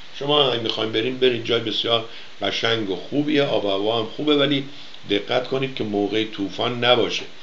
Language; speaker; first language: Persian; native; Persian